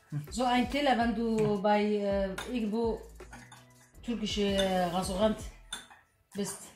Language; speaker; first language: German; non-native, learner; Kurdish